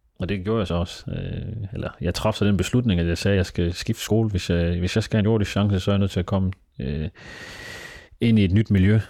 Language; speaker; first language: Danish; early bilingual, other home language; Somali